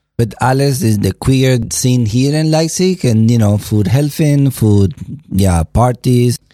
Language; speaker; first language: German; non-native, learner; Spanish